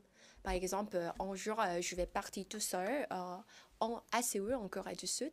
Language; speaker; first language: French; non-native, fluent; Korean